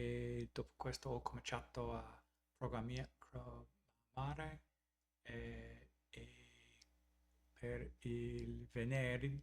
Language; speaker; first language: Italian; non-native, learner; English